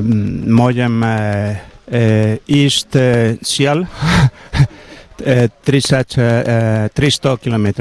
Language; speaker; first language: Slovak; non-native, learner; Spanish